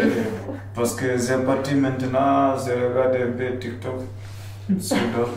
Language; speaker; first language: French; non-native, learner; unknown